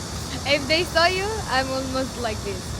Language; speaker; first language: English; non-native, learner; Arabic